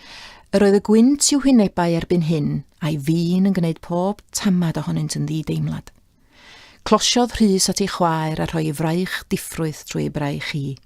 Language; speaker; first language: Welsh; native; Welsh